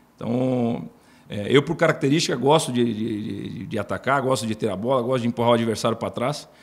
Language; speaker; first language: Portuguese; native; Portuguese